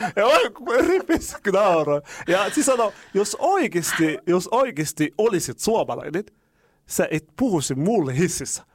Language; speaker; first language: Finnish; non-native, fluent; Arabic